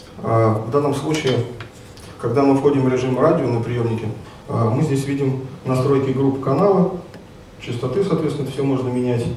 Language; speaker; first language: Russian; native; Russian